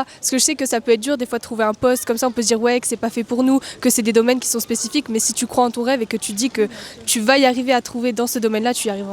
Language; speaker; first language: French; native; French